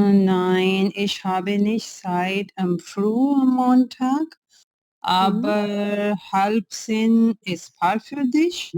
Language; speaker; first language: German; non-native, learner; Urdu